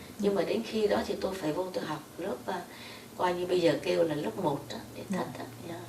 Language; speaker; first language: Vietnamese; native; Vietnamese